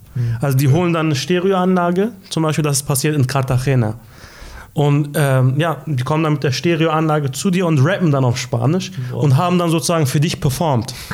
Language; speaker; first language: German; early bilingual, other home language; Turkish